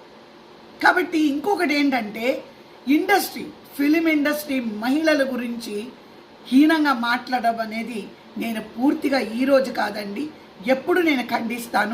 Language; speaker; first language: Telugu; native; Telugu